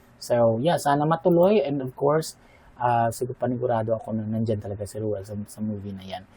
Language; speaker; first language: Filipino; non-native, local second language; Hiligaynon